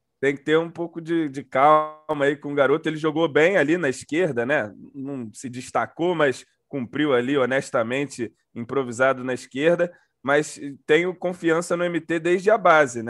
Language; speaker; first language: Portuguese; native; Portuguese